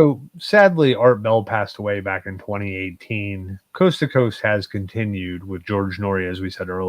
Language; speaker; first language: English; native; English